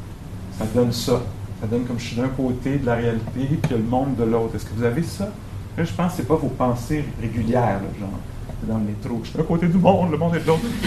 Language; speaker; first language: French; native; French